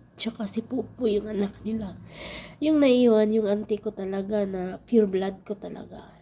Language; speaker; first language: Filipino; non-native, local second language; Cebuano